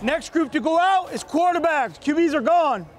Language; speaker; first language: English; native; English